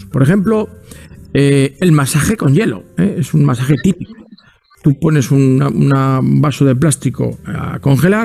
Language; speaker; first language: Spanish; native; Spanish